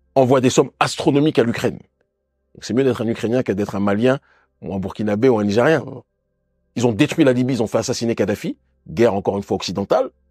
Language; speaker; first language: French; native; French